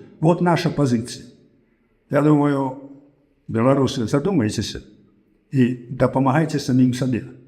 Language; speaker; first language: Belarusian; native; Belarusian